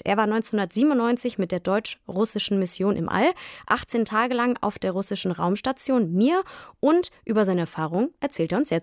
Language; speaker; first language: German; native; German